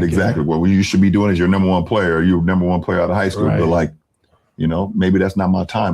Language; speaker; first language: English; native; English